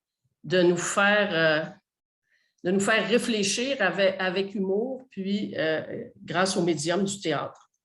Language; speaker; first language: French; native; French